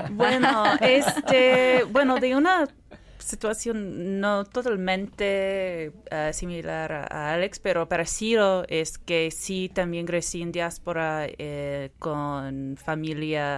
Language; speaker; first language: Spanish; non-native, fluent; English